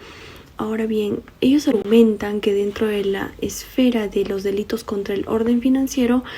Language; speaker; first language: Spanish; native; Spanish